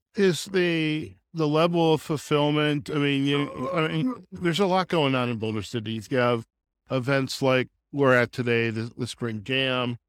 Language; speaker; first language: English; native; English